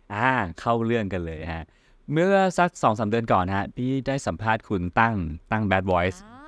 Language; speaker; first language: Thai; native; Thai